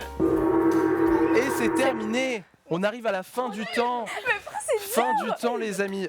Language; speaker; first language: French; native; French